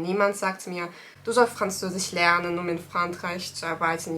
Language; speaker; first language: German; non-native, fluent; Turkish